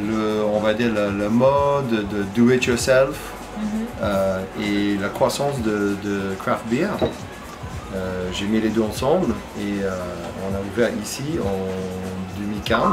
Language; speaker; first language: French; non-native, fluent; English